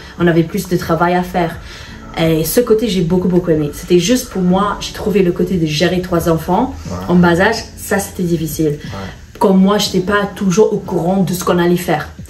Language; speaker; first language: French; non-native, fluent; English